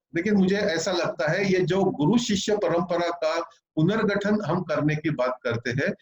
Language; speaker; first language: Hindi; non-native, local second language; Marathi